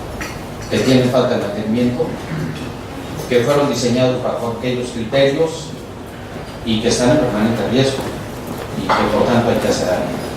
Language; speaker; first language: Spanish; native; Spanish